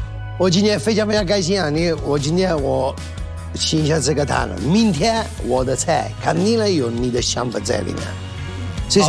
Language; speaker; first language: Chinese; non-native, learner; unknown